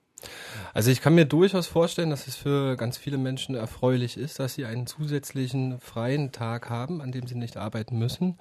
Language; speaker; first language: German; native; German